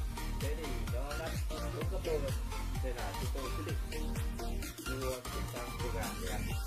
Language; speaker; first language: Vietnamese; native; Vietnamese